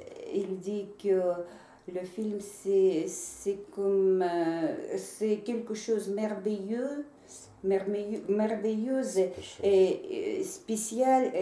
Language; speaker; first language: French; non-native, learner; Russian